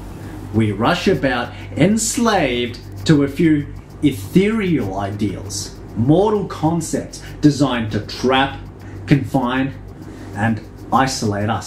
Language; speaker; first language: English; native; English